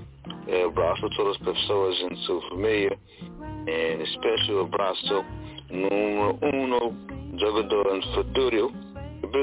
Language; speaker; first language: Portuguese; non-native, learner; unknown